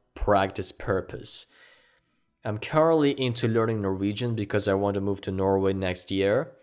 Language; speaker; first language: Norwegian; non-native, learner; Ukrainian